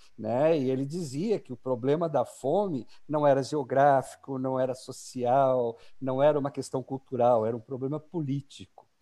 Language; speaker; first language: Portuguese; native; Portuguese